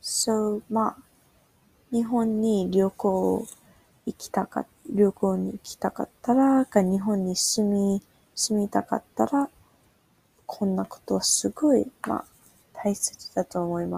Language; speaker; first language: Japanese; non-native, learner; English